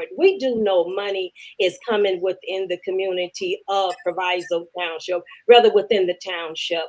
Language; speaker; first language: English; native; English